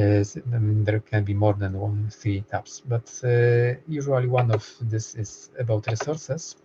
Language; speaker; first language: English; non-native, fluent; Polish